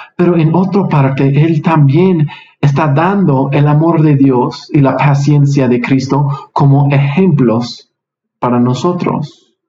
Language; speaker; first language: Spanish; non-native, fluent; English